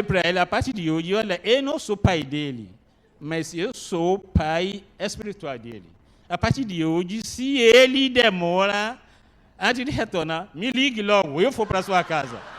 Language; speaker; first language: Portuguese; non-native, learner; Arabic